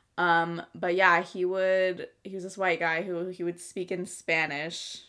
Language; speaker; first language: English; early bilingual, other home language; Spanish